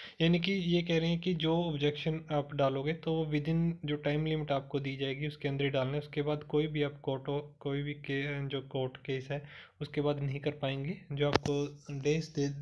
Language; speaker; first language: Hindi; non-native, local second language; Punjabi